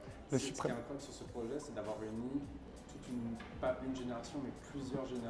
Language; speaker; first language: French; native; French